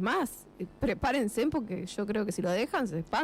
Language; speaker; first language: Spanish; native; Spanish